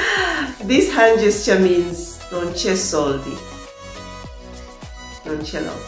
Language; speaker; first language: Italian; non-native, learner; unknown